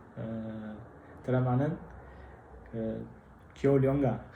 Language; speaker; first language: Korean; non-native, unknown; Uzbek